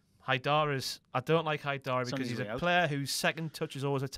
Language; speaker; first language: English; native; English